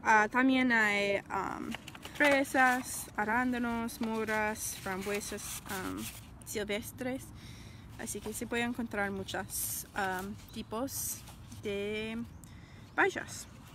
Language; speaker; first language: Spanish; non-native, fluent; English